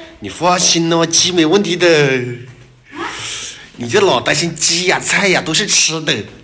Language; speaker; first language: Chinese; native; Chinese